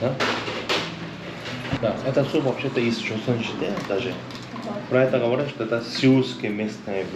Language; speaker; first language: Russian; non-native, learner; Korean